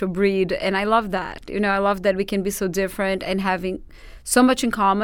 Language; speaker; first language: English; non-native, fluent; Portuguese